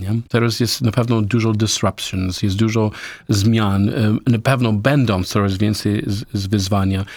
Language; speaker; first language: Polish; non-native, learner; English